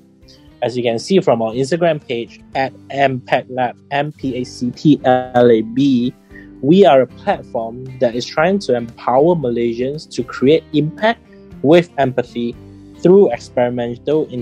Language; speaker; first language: English; non-native, local second language; Chinese